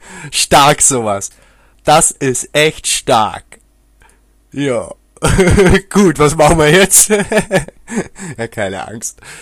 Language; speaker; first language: German; native; German